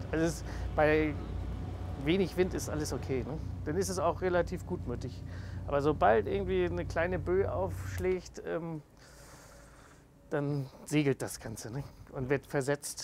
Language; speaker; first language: German; native; German